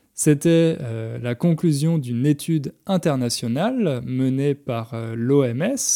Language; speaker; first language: French; native; French